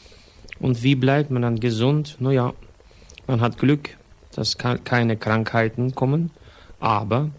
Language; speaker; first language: German; non-native, fluent; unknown